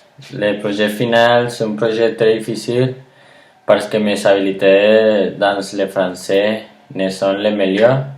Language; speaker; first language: French; non-native, learner; Spanish